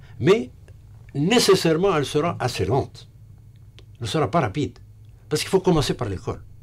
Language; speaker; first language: French; non-native, local second language; Arabic